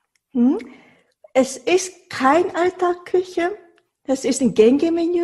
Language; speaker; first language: German; non-native, fluent; Japanese